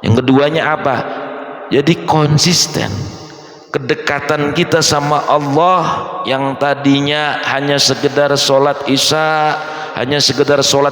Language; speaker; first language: Indonesian; native; Indonesian